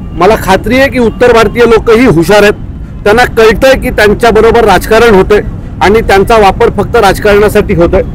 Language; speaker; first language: Marathi; native; Marathi